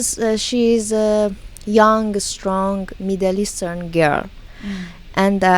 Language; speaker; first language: English; non-native, learner; Persian